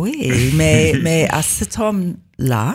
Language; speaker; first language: French; non-native, learner; English